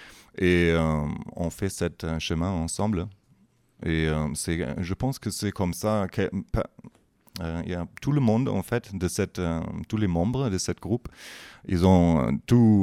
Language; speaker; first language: French; non-native, fluent; German